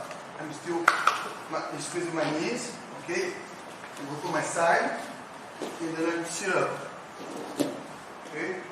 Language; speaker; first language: English; non-native, learner; Portuguese